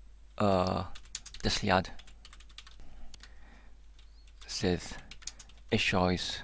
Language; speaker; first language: Welsh; non-native, learner; English